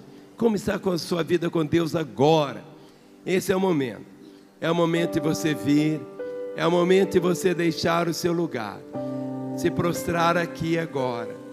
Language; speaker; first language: Portuguese; native; Portuguese